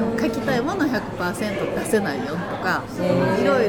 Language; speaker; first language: Japanese; native; Japanese